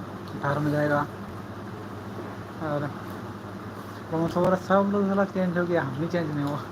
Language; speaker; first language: Hindi; non-native, local second language; Santali